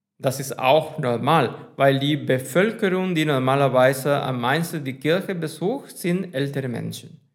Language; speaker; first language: German; non-native, fluent; Spanish